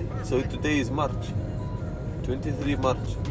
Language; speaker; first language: English; non-native, learner; Russian